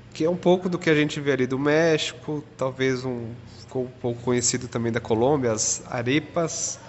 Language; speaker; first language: Portuguese; native; Portuguese